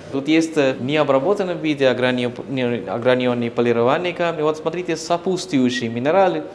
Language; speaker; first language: Russian; non-native, fluent; Sinhala